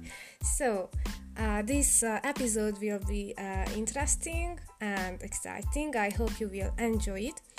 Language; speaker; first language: English; non-native, learner; Hungarian